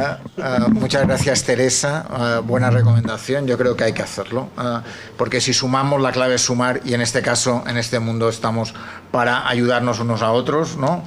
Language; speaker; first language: Spanish; native; Spanish